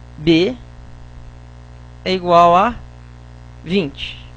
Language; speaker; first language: Portuguese; native; Portuguese